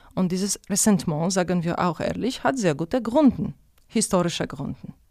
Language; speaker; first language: German; non-native, fluent; Polish